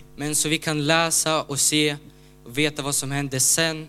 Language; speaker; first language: Swedish; non-native, learner; Ukrainian